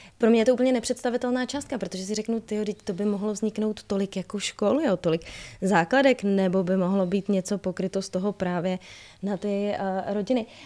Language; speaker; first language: Czech; native; Czech